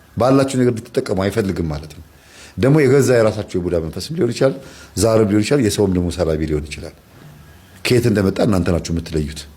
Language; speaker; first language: Amharic; native; Amharic